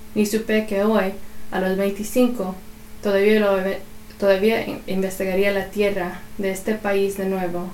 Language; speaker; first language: Spanish; early bilingual, other home language; English